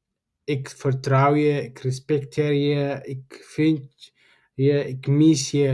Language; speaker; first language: Dutch; non-native, learner; Tigrinya